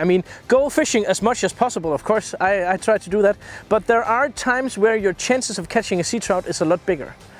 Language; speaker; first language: English; non-native, fluent; Danish